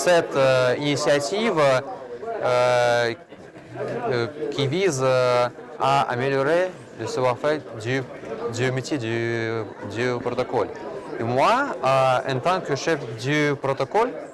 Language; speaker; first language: French; non-native, fluent; Russian